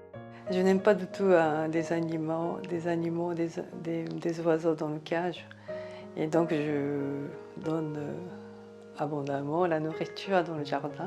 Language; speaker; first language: French; non-native, fluent; Japanese